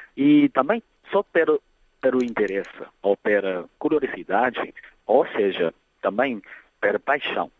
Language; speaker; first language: Portuguese; non-native, fluent; Chinese